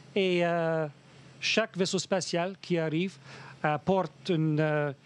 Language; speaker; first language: French; non-native, fluent; English